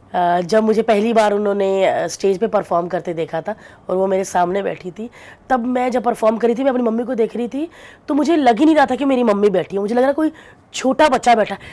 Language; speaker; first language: Hindi; non-native, local second language; Punjabi